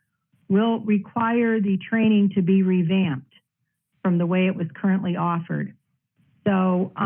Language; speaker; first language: English; native; English